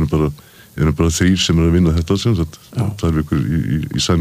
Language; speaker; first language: Icelandic; native; Icelandic